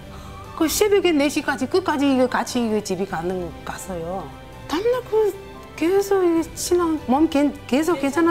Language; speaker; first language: Korean; non-native, learner; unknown